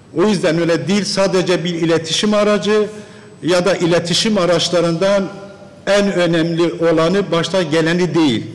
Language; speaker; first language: Turkish; non-native, local second language; Kurdish